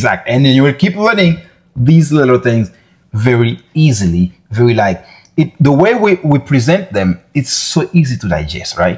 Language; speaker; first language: English; non-native, fluent; Haitian Creole